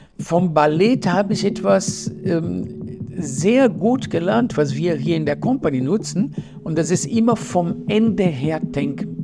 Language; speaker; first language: German; non-native, fluent; Portuguese